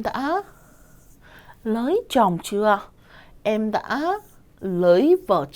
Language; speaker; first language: Vietnamese; non-native, fluent; Korean